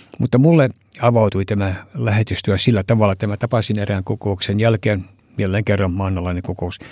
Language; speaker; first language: Finnish; early bilingual, heritage; Finnish